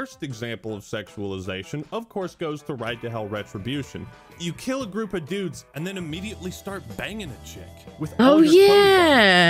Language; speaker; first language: English; native; English